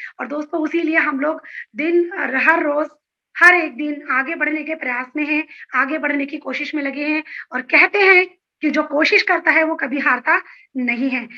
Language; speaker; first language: Hindi; native; Hindi